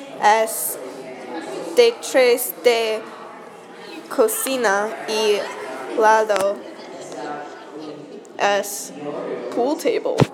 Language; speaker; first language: Spanish; non-native, learner; English